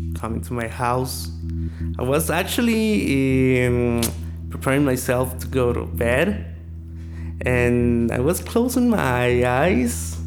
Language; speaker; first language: English; non-native, learner; Spanish